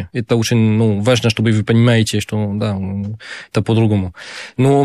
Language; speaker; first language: Russian; non-native, fluent; French